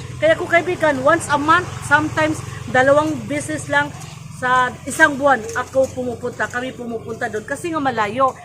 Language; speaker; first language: Filipino; non-native, local second language; Cebuano